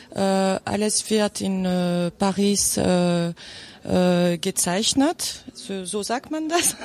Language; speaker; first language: German; non-native, fluent; French